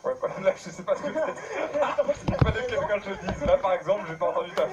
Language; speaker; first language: French; native; French